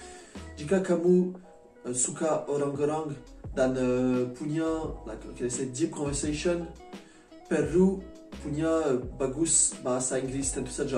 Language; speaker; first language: Indonesian; non-native, learner; French